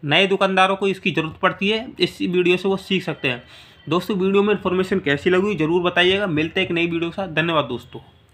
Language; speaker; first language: Hindi; native; Hindi